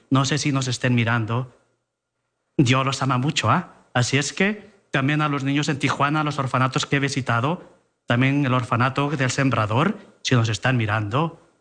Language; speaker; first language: Spanish; early bilingual, heritage; Spanish